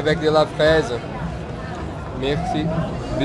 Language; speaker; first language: French; non-native, fluent; Portuguese